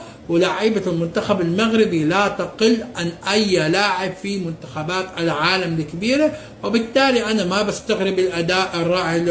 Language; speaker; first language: Arabic; native; Arabic